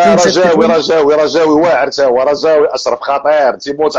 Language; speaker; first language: Arabic; native; Arabic